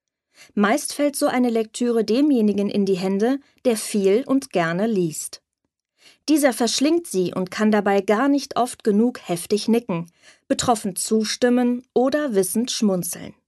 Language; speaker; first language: German; native; German